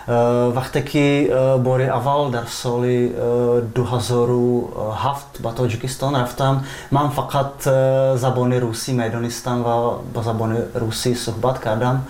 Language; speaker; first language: Persian; non-native, fluent; Czech